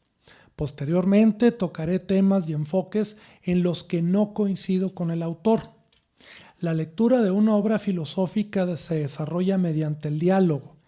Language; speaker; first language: Spanish; native; Spanish